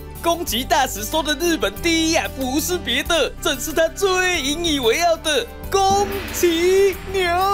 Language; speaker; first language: Chinese; native; Chinese